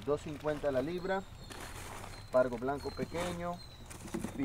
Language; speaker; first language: Spanish; native; Spanish